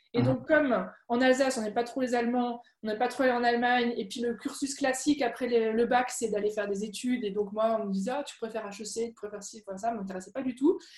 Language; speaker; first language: French; native; French